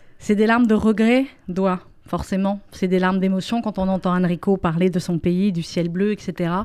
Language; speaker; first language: French; native; French